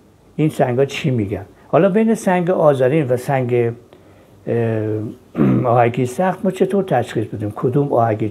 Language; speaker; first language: Persian; native; Persian